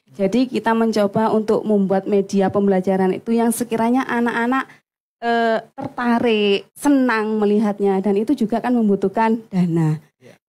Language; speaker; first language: Indonesian; non-native, local second language; Javanese